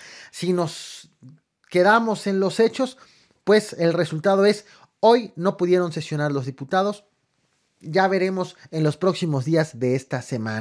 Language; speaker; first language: Spanish; native; Spanish